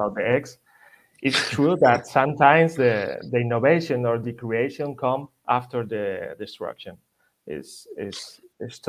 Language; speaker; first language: English; non-native, fluent; Spanish